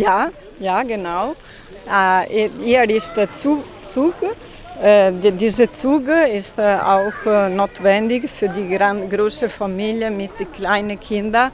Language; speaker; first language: German; non-native, learner; Italian